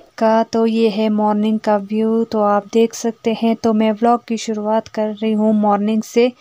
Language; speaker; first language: Hindi; non-native, local second language; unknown